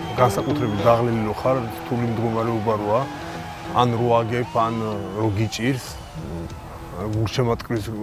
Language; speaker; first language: Georgian; native; Georgian